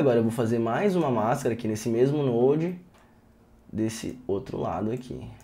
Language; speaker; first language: Portuguese; native; Portuguese